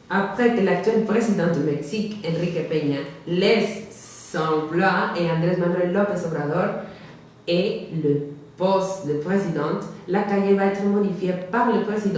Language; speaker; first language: French; non-native, learner; Spanish